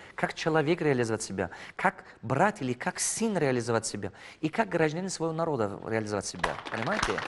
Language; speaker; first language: Russian; non-native, fluent; Tajik